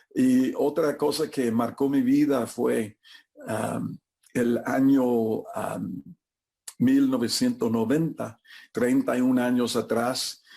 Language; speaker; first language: Spanish; non-native, fluent; English